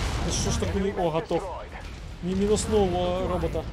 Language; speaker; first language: Russian; native; Russian